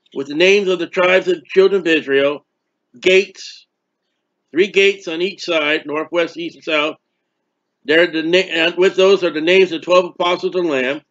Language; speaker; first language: English; native; English